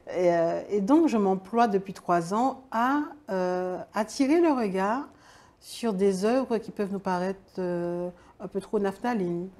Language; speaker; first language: French; native; French